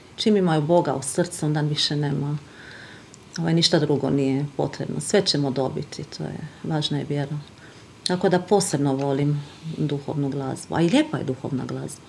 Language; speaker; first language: Bosnian; non-native, fluent; Hungarian